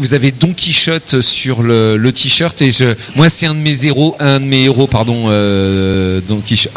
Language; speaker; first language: French; native; French